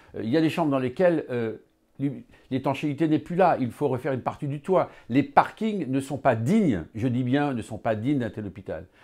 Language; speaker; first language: French; native; French